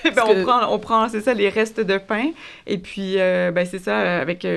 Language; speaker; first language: French; native; French